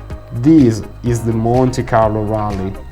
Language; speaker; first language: English; non-native, fluent; Italian